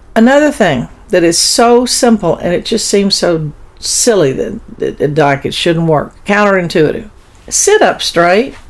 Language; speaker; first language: English; early bilingual, other home language; German